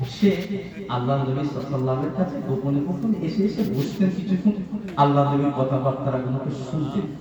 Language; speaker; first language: Bangla; native; Bangla